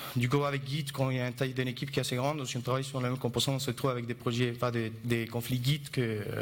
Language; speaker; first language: French; non-native, fluent; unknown